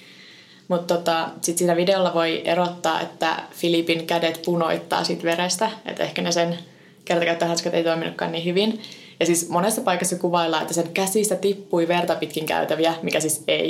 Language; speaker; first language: Finnish; native; Finnish